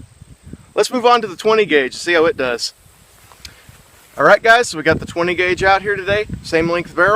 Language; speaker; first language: English; native; English